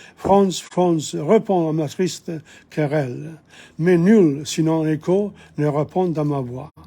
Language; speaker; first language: French; non-native, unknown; English